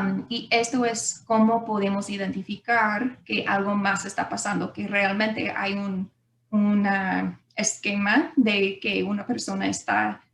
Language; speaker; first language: Spanish; non-native, fluent; English